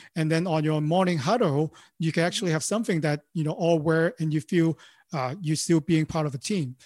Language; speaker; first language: English; non-native, local second language; Cantonese